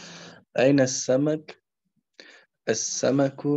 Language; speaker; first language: Arabic; non-native, learner; German